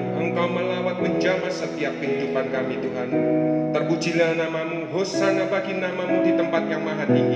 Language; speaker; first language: Malay; native; Malay